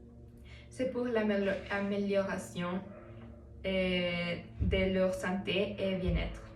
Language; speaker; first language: French; non-native, learner; Spanish